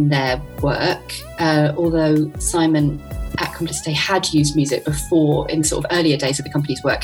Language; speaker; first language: English; native; English